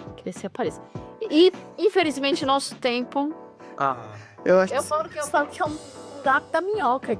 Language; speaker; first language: Portuguese; native; Portuguese